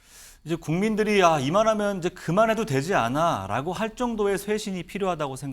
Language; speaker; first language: Korean; native; Korean